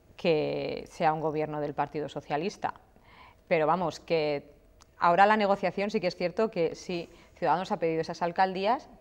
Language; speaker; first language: Spanish; native; Spanish